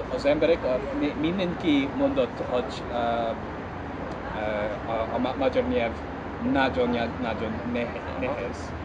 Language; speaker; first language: Hungarian; non-native, learner; English